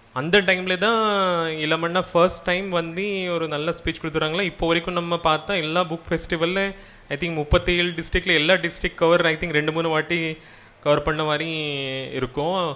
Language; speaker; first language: Tamil; non-native, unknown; Marathi